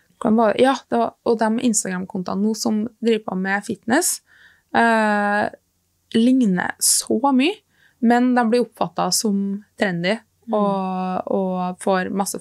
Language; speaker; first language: Norwegian; native; Norwegian